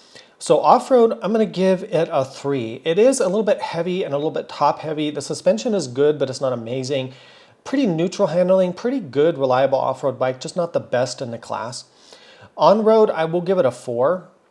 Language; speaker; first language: English; native; English